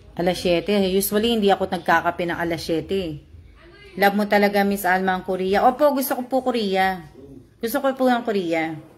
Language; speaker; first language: Filipino; native; Filipino